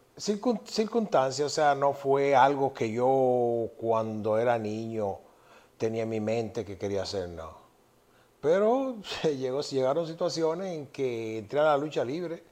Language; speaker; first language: Spanish; native; Spanish